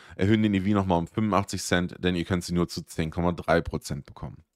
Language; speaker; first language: German; native; German